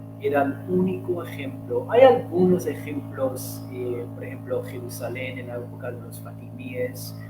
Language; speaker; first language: Spanish; non-native, fluent; English